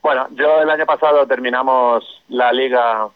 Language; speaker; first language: Spanish; non-native, local second language; Catalan